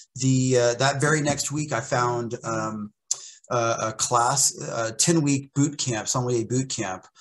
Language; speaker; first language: English; native; English